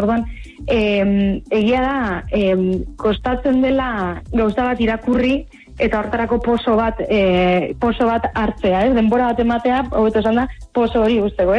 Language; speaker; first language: Basque; native; Basque